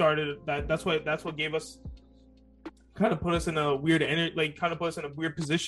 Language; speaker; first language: English; native; English